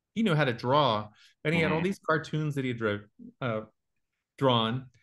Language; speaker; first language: English; native; English